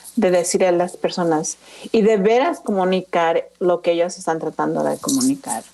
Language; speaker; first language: Spanish; early bilingual, other home language; English